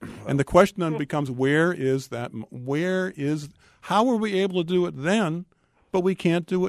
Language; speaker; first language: English; native; English